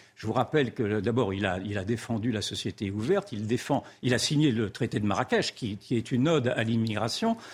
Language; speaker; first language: French; native; French